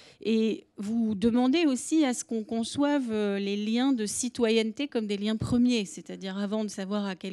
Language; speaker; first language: French; native; French